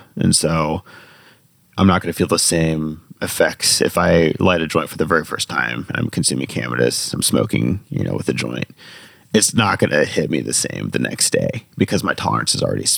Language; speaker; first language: English; native; English